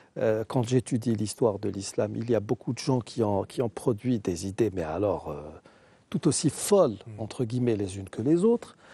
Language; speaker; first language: French; non-native, local second language; Arabic